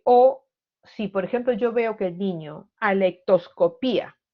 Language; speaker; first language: Spanish; native; Spanish